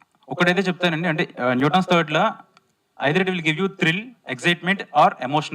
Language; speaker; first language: Telugu; native; Telugu